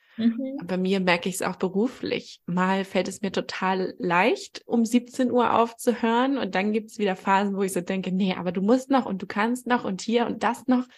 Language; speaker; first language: German; native; German